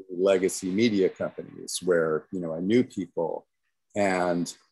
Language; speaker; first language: English; native; English